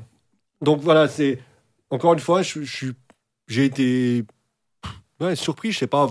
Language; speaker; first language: French; native; French